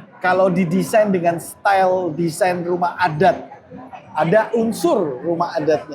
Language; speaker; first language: Indonesian; native; Indonesian